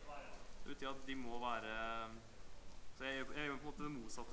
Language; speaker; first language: Norwegian; native; Norwegian